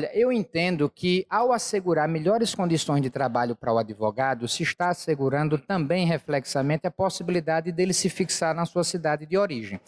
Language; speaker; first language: Portuguese; native; Portuguese